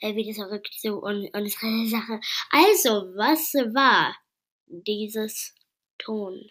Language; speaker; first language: German; non-native, learner; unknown